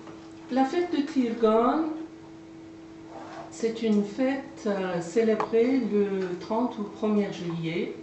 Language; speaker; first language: French; non-native, fluent; Persian